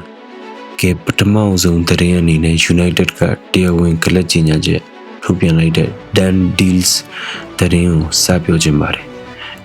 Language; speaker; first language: Burmese; native; Burmese